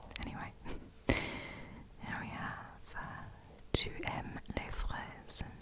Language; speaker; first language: French; non-native, learner; English